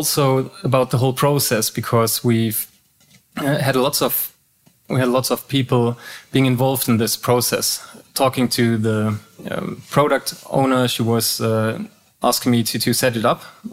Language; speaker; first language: English; non-native, fluent; German